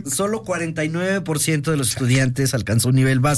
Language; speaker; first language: Spanish; native; Spanish